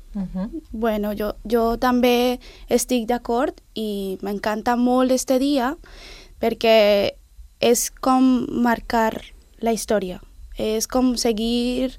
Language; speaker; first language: Catalan; non-native, learner; Spanish